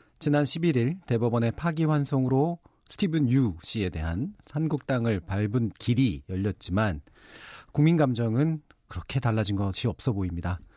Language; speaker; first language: Korean; native; Korean